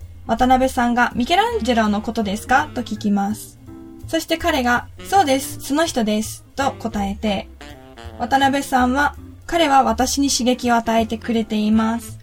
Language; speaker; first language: Japanese; native; Japanese